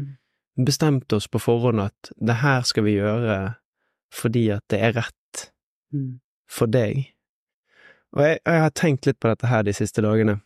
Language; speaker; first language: Norwegian; native; Norwegian